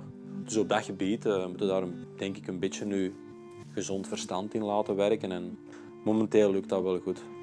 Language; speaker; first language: Dutch; native; Dutch